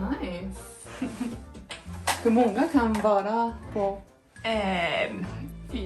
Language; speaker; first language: Swedish; non-native, learner; Japanese